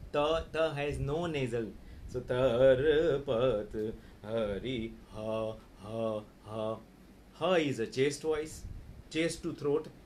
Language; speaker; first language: Hindi; non-native, local second language; Gujarati